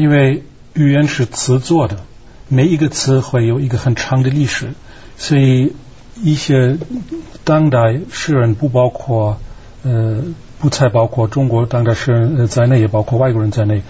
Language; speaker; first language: Chinese; non-native, fluent; German